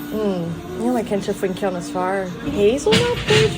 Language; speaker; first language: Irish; non-native, local second language; English